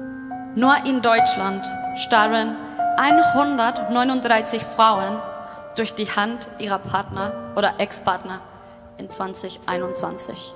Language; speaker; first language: German; non-native, fluent; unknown